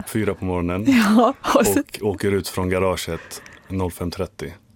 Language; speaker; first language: Swedish; early bilingual, other home language; Finnish